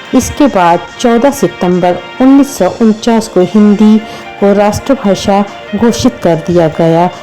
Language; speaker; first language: Hindi; non-native, local second language; Sindhi